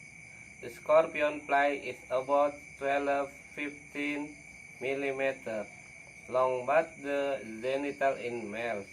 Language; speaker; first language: English; non-native, learner; Indonesian